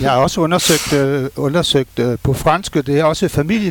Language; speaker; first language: Danish; non-native, fluent; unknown